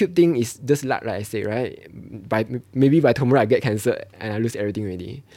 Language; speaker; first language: English; non-native, local second language; Chinese